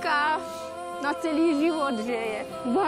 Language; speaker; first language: Slovak; non-native, fluent; Serbian